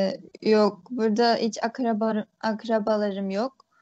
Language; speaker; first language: Turkish; early bilingual, other home language; Uyghur